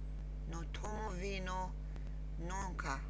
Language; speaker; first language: Spanish; non-native, learner; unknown